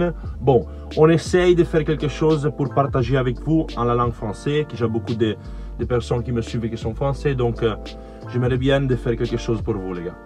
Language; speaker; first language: French; non-native, learner; Italian